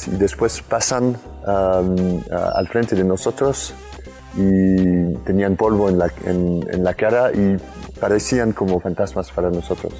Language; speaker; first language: Spanish; non-native, fluent; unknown